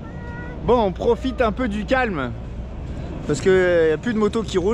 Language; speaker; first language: French; native; French